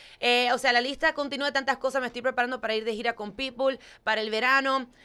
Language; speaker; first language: Spanish; early bilingual, heritage; Spanish